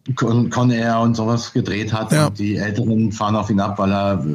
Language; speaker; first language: German; native; German